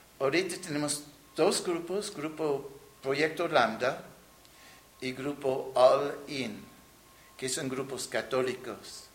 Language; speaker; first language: Spanish; non-native, fluent; English